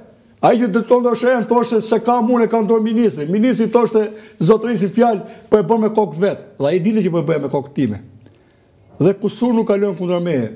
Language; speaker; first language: Albanian; native; Albanian